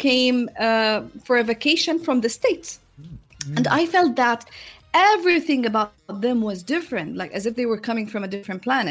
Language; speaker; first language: English; non-native, fluent; Arabic